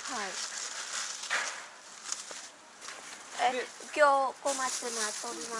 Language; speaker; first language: Japanese; non-native, learner; Vietnamese